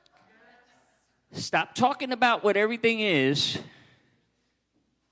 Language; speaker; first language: English; native; English